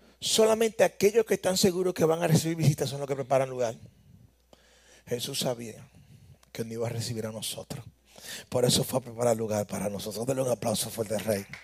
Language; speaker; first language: Spanish; native; Spanish